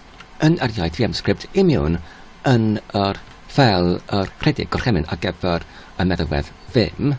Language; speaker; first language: Welsh; non-native, learner; English